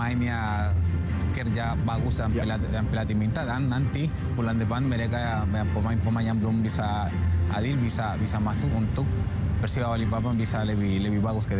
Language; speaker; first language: Indonesian; non-native, fluent; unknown